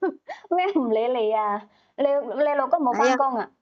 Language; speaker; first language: Cantonese; native; Cantonese